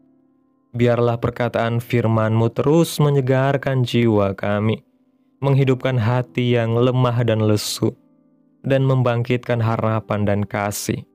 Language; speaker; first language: Indonesian; native; Indonesian